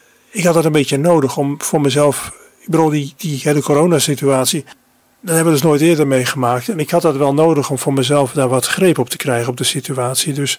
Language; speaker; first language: Dutch; native; Dutch